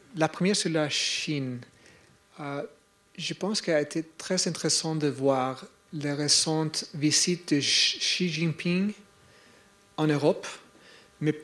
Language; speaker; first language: French; non-native, fluent; English